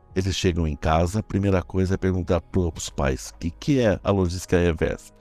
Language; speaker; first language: Portuguese; native; Portuguese